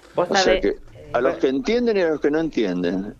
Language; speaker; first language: Spanish; native; Spanish